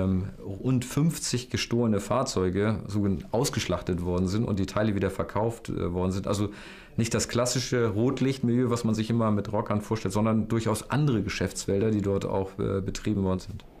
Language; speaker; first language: German; native; German